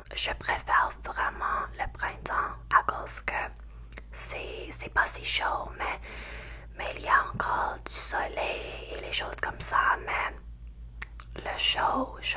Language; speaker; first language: French; non-native, learner; English